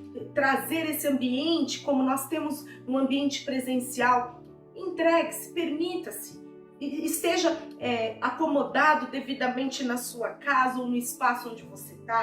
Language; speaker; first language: Portuguese; native; Portuguese